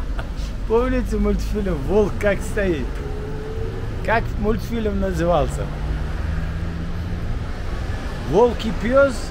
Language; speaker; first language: Russian; non-native, local second language; Uzbek